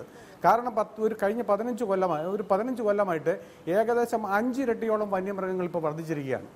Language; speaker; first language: Malayalam; native; Malayalam